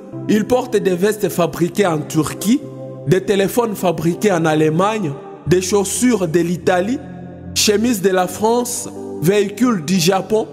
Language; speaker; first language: French; non-native, local second language; Swahili